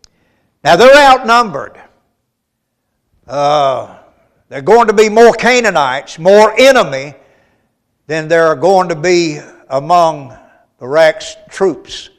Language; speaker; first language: English; native; English